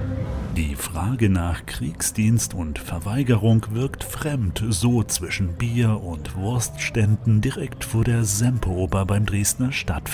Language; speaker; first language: German; native; German